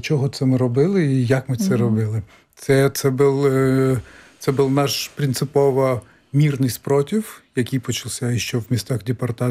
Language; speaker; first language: Ukrainian; non-native, fluent; Crimean Tatar